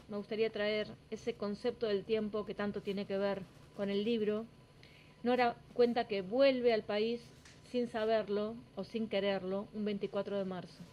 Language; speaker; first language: Spanish; native; Spanish